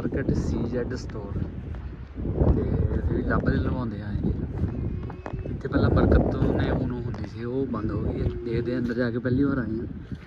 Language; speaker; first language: Punjabi; native; Punjabi